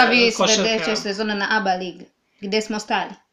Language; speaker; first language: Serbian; non-native, learner; English